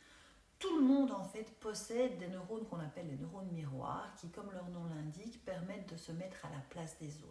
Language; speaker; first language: French; native; French